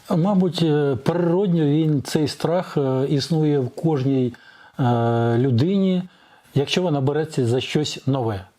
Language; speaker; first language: Ukrainian; non-native, local second language; Russian